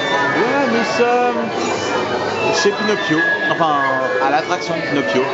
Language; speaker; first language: French; native; French